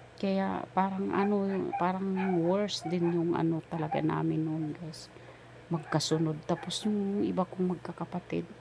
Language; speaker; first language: Filipino; native; Filipino